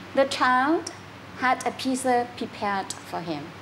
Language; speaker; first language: English; non-native, fluent; Vietnamese